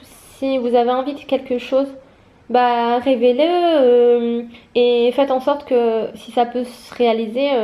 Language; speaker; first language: French; native; French